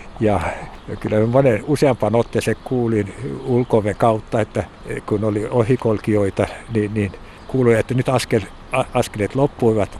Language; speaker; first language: Finnish; non-native, local second language; Swedish